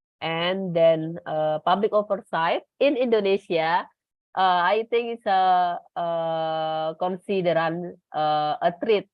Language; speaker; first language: English; non-native, learner; Indonesian